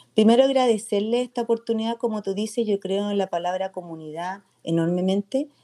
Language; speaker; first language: Spanish; native; Spanish